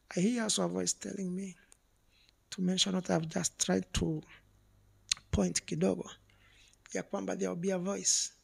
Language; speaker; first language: English; non-native, local second language; Kikuyu